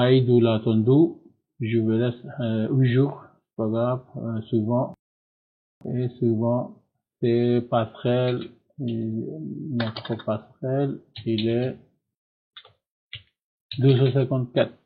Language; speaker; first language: French; non-native, learner; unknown